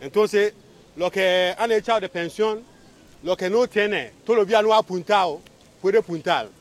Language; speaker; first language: Spanish; non-native, learner; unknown